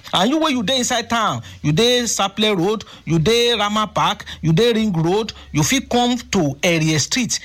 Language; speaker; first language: Nigerian Pidgin; native; Nigerian Pidgin